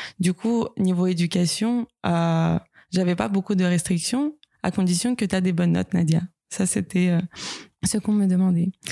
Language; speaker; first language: French; non-native, fluent; Russian